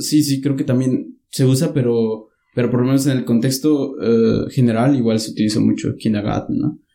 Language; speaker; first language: Spanish; native; Spanish